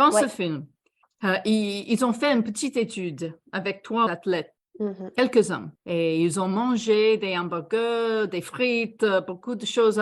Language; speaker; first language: French; non-native, fluent; English